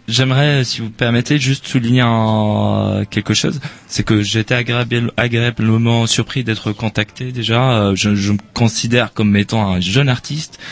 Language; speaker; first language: French; non-native, local second language; Arabic